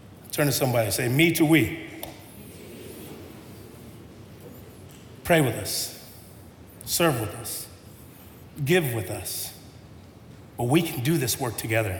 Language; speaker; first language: English; native; English